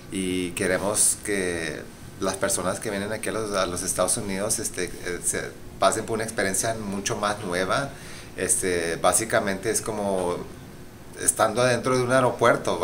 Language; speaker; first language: Spanish; early bilingual, heritage; Spanish